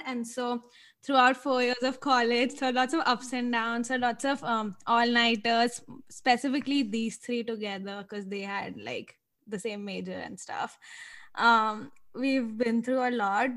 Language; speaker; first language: English; non-native, local second language; Hindi